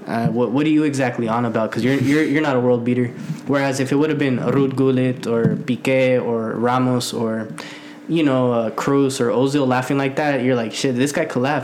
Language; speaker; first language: English; early bilingual, other home language; Spanish